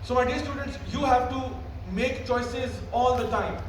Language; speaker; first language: English; non-native, local second language; Urdu